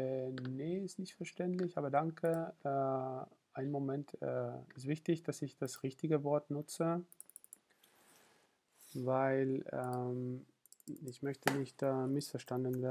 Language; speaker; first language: German; non-native, fluent; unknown